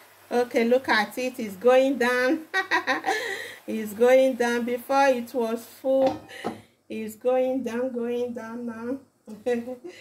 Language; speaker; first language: English; non-native, local second language; Bini